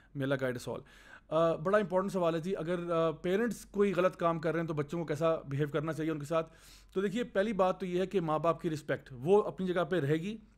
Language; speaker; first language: Urdu; native; Urdu